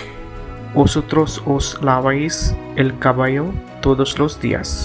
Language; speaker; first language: Spanish; non-native, fluent; Telugu